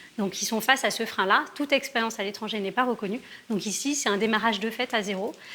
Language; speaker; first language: French; native; French